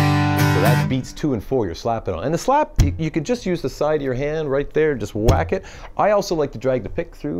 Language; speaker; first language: English; native; English